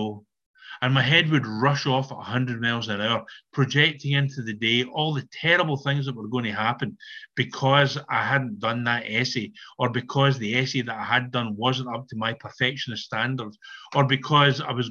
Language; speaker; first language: English; native; English